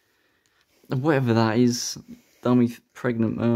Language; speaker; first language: English; native; English